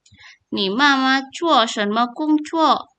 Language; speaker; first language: Chinese; non-native, fluent; Indonesian